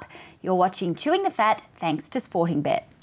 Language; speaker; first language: English; native; English